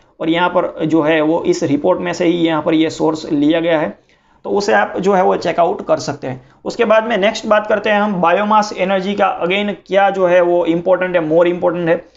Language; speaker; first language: Hindi; non-native, local second language; Gujarati